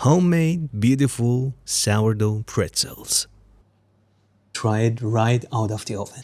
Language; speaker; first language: English; non-native, fluent; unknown